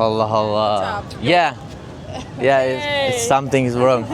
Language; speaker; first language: English; non-native, learner; Turkish